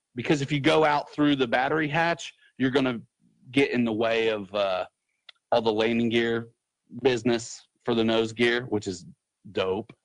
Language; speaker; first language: English; native; English